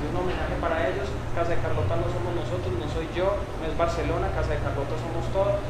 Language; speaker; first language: Spanish; native; Spanish